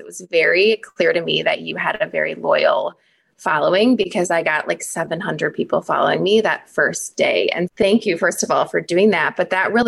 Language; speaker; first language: English; native; English